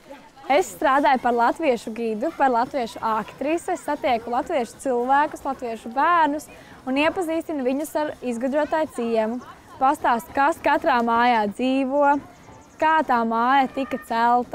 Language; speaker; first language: Latvian; native; Latvian